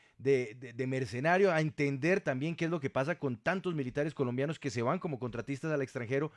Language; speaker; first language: Spanish; native; Spanish